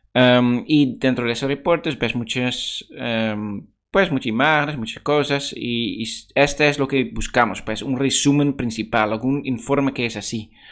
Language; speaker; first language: Spanish; non-native, fluent; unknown